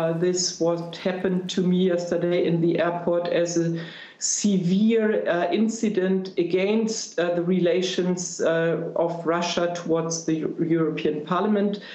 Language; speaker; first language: English; non-native, fluent; German